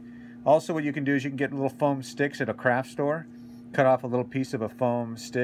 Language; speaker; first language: English; native; English